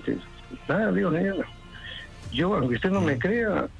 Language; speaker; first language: Spanish; native; Spanish